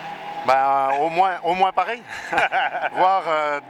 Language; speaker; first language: French; native; French